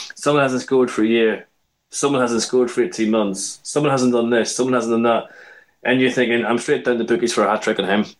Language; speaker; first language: English; native; English